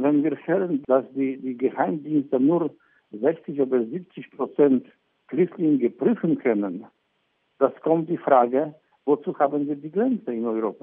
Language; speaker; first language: German; non-native, fluent; Polish